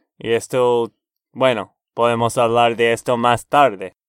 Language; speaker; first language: Spanish; non-native, fluent; English